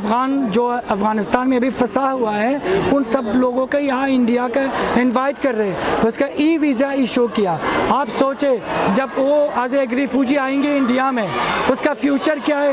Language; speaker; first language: Hindi; non-native, fluent; Persian